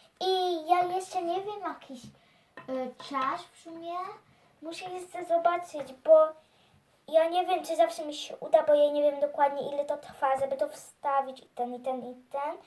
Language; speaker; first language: Polish; early bilingual, heritage; Polish